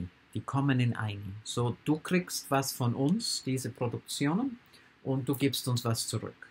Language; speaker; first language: German; non-native, fluent; English